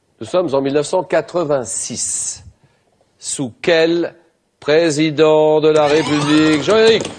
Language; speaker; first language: French; native; French